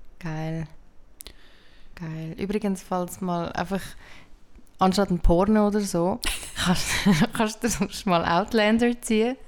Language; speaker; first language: German; native; German